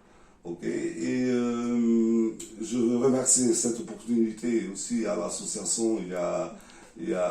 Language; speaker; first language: French; non-native, learner; Portuguese